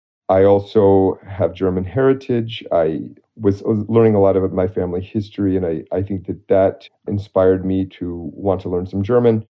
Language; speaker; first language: English; native; English